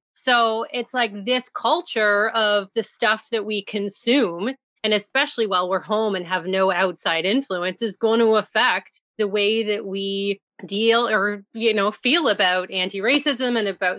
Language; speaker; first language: English; native; English